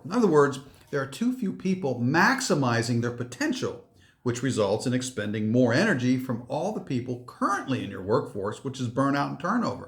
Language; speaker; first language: English; native; English